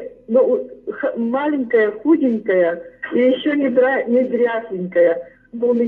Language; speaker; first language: Russian; non-native, local second language; Ukrainian